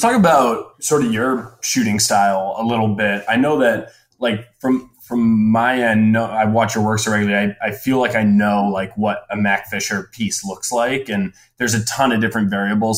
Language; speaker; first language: English; native; English